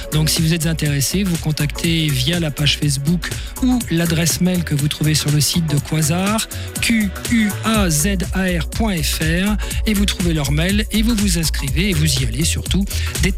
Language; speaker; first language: French; native; French